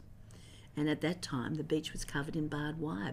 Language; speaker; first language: English; native; English